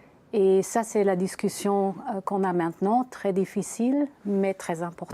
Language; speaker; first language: French; non-native, fluent; German